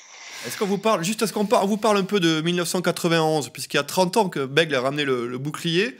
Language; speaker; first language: French; native; French